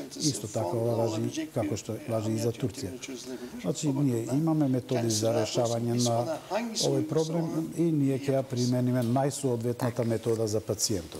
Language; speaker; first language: Macedonian; non-native, local second language; Turkish